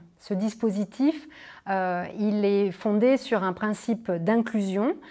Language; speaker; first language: French; native; French